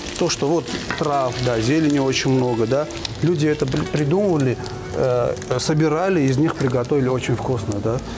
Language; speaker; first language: Russian; non-native, fluent; Armenian